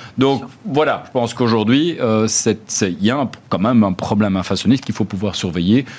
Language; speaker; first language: French; native; French